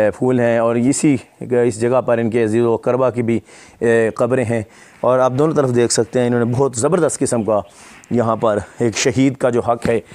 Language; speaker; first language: Urdu; non-native, local second language; Punjabi